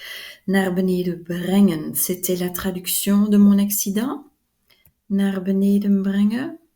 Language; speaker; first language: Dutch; non-native, local second language; French